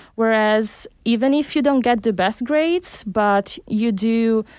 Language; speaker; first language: English; early bilingual, heritage; Spanish